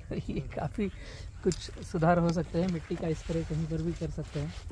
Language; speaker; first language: Hindi; native; Hindi